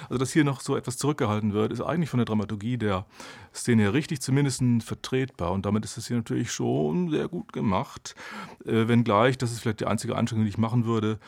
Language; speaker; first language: German; native; German